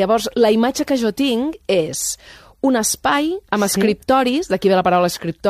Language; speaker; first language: Catalan; native; Catalan